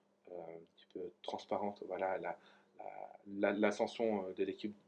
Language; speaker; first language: French; native; French